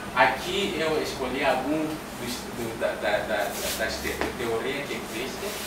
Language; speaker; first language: Portuguese; non-native, learner; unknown